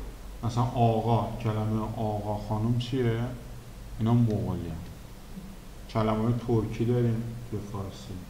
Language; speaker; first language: Persian; native; Persian